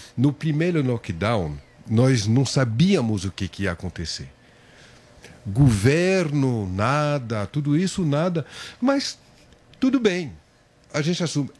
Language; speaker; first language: Portuguese; non-native, fluent; French